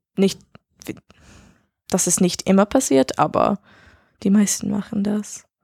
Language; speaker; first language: German; non-native, learner; English